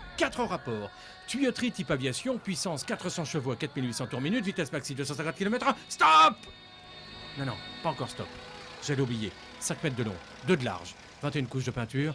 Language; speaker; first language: French; native; French